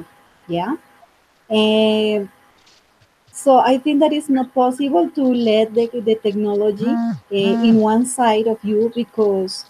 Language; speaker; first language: English; non-native, fluent; Spanish